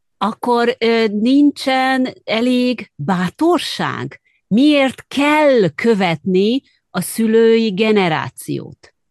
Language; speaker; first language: Hungarian; native; Hungarian